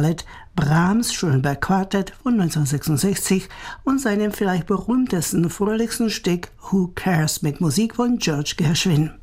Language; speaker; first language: German; native; German